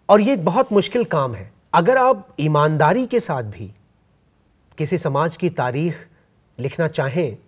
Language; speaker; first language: Urdu; native; Urdu